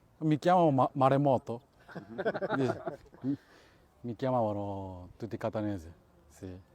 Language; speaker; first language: Italian; non-native, learner; Japanese